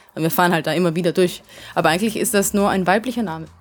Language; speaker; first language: German; early bilingual, other home language; Hungarian